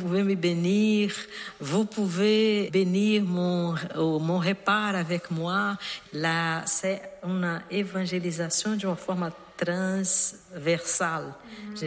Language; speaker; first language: French; non-native, learner; Portuguese